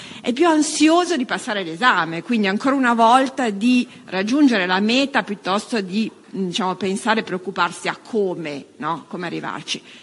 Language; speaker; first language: Italian; native; Italian